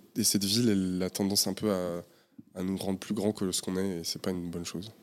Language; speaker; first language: French; native; French